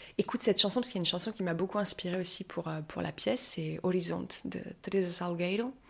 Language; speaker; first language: French; native; French